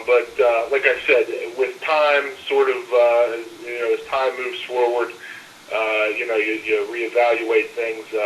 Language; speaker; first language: English; native; English